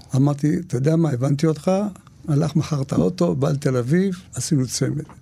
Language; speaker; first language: Hebrew; native; Hebrew